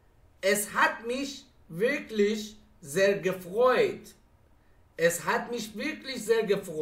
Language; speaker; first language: German; non-native, fluent; Persian